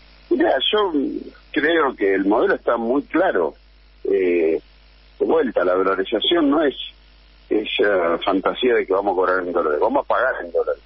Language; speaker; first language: Spanish; native; Spanish